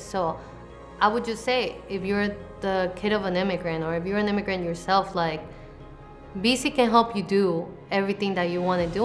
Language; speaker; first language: English; early bilingual, other home language; Spanish